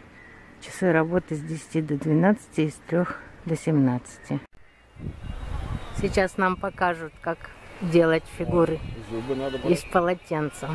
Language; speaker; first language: Russian; native; Russian